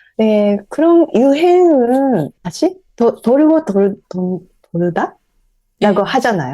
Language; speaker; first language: Korean; non-native, fluent; Japanese